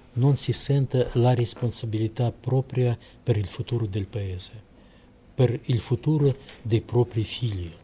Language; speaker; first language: Italian; non-native, learner; Russian